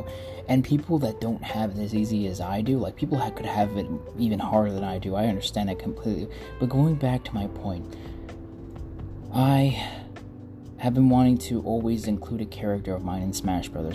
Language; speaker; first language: English; non-native, fluent; Spanish